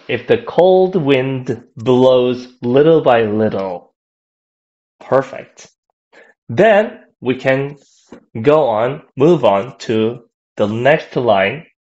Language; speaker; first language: English; non-native, fluent; Korean